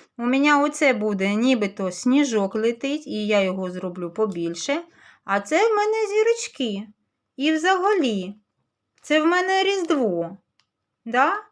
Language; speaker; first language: Ukrainian; native; Ukrainian